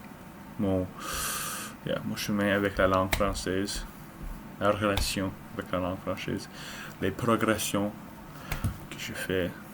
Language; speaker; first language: French; non-native, learner; English